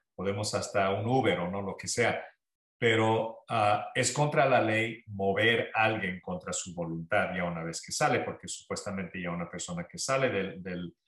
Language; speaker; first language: Spanish; early bilingual, heritage; Spanish